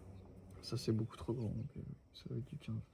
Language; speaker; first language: French; native; French